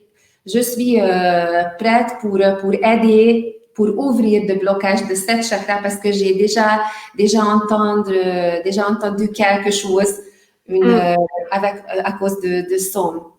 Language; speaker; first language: French; non-native, learner; Hungarian